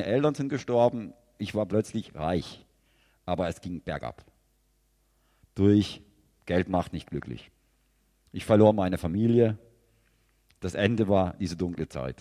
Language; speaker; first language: German; native; German